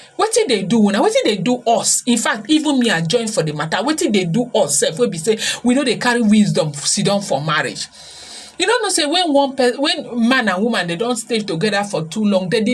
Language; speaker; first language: Nigerian Pidgin; native; Nigerian Pidgin